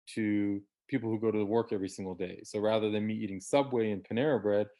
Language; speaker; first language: English; native; English